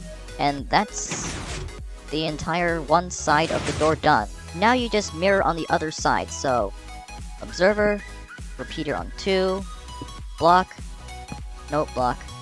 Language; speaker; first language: English; native; English